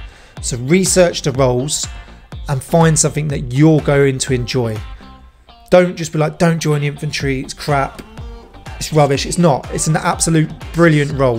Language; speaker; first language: English; native; English